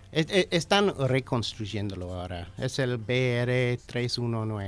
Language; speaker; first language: Spanish; non-native, fluent; English